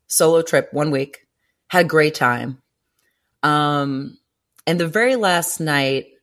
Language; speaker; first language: English; early bilingual, other home language; Greek